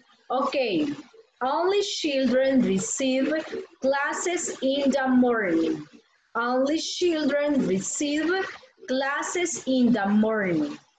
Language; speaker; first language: English; non-native, learner; Spanish